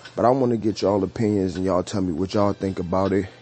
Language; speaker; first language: English; native; English